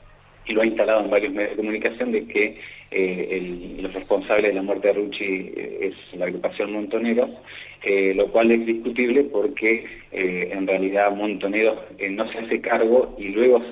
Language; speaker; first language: Spanish; native; Spanish